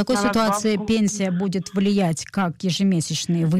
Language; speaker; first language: Russian; native; Russian